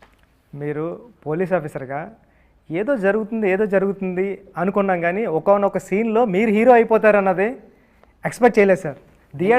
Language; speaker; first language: Telugu; native; Telugu